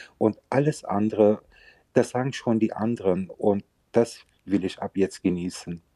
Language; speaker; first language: German; early bilingual, other home language; Turkish